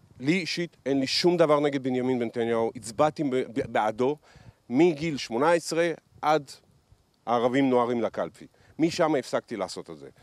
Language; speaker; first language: Hebrew; early bilingual, other home language; Russian